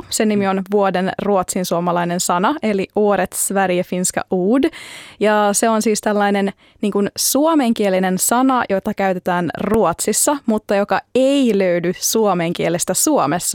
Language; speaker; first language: Finnish; native; Finnish